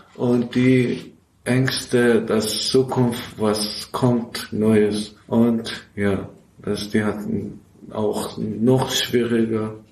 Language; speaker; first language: German; non-native, learner; Persian